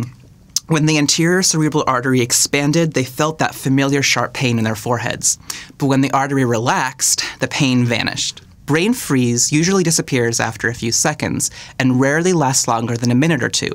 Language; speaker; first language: English; native; English